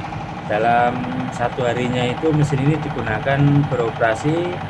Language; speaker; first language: Indonesian; non-native, local second language; Javanese